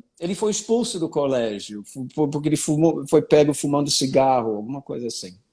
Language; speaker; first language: Portuguese; non-native, fluent; English